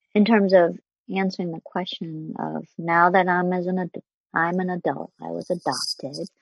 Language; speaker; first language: English; non-native, fluent; Vietnamese